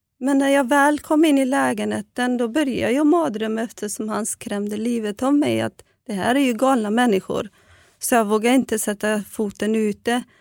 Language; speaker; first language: Swedish; non-native, fluent; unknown